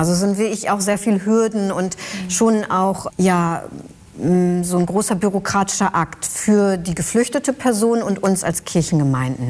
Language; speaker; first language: German; native; German